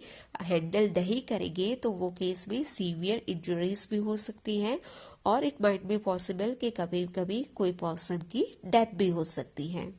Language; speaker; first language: Hindi; non-native, local second language; Gujarati